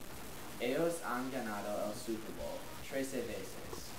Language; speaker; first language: Spanish; non-native, learner; English